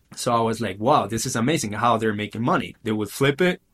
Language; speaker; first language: English; early bilingual, other home language; Spanish